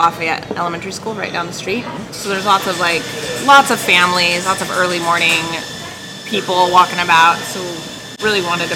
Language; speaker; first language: English; native; English